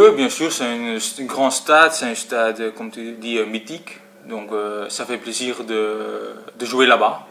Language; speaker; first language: French; non-native, fluent; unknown